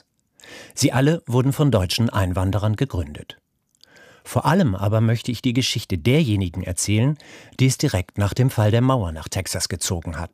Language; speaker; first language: German; native; German